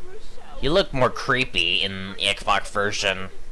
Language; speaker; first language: English; native; English